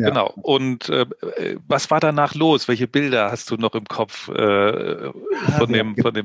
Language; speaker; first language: German; native; German